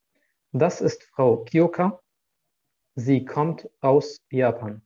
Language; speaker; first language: German; non-native, fluent; Arabic